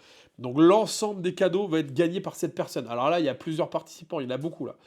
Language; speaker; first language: French; native; French